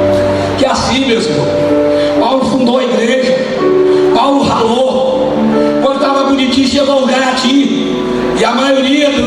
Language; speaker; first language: Portuguese; native; Portuguese